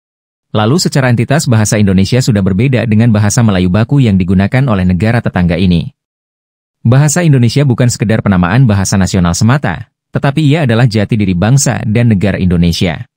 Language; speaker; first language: Indonesian; native; Indonesian